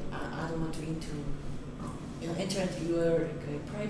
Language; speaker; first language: English; non-native, learner; Korean